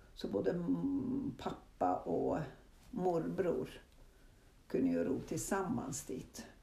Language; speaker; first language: Swedish; non-native, fluent; Norwegian